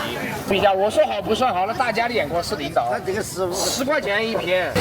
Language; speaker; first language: Chinese; native; Chinese